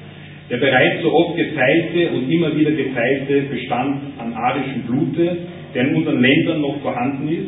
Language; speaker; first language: German; native; German